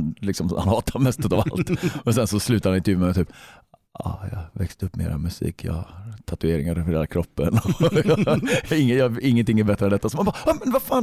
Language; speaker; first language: Swedish; native; Swedish